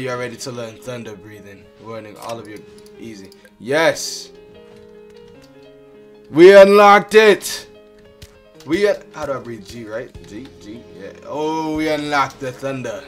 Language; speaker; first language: English; native; English